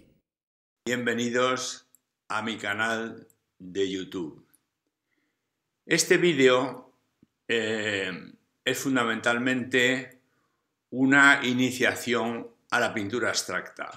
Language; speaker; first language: Spanish; native; Spanish